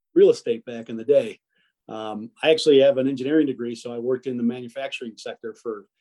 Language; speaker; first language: English; early bilingual, other home language; Italian